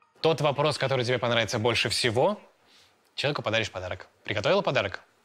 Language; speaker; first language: Russian; native; Russian